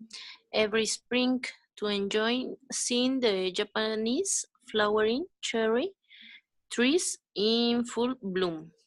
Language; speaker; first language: English; non-native, learner; Spanish